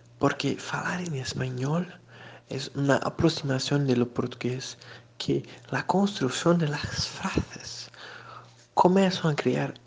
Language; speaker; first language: Spanish; non-native, learner; Portuguese